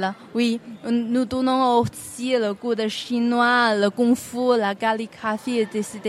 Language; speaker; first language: French; non-native, fluent; Chinese